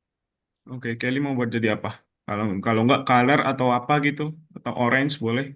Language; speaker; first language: Indonesian; native; Indonesian